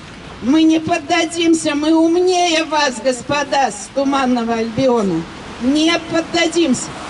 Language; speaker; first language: Russian; native; Russian